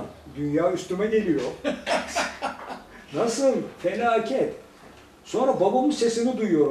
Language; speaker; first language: Turkish; native; Turkish